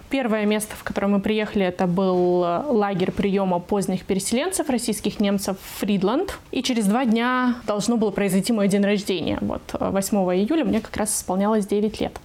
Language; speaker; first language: Russian; native; Russian